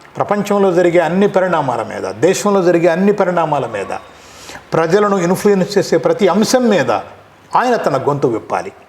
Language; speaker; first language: Telugu; native; Telugu